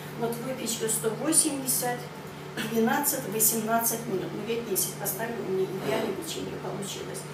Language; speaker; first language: Russian; non-native, local second language; Azerbaijani